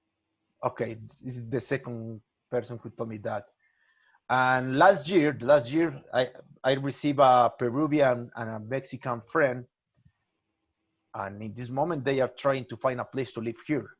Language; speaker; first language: English; non-native, learner; Spanish